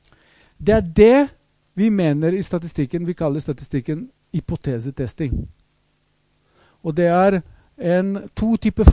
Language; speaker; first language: Norwegian; non-native, fluent; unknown